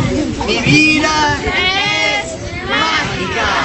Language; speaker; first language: Spanish; non-native, learner; English